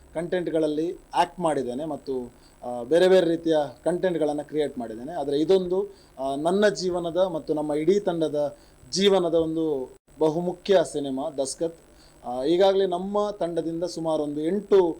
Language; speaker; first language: Kannada; non-native, local second language; Tulu